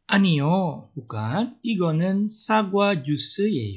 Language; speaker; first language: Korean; non-native, fluent; Indonesian